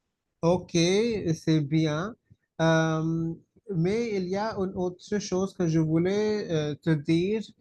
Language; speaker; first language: French; non-native, fluent; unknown